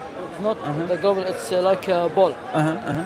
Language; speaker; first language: English; non-native, learner; Arabic